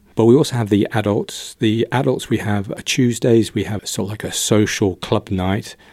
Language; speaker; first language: English; native; English